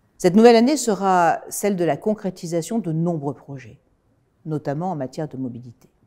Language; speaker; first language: French; native; French